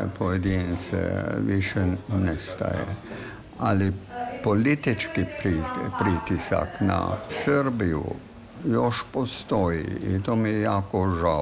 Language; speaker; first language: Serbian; non-native, fluent; German